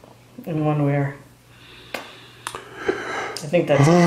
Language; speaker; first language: English; native; English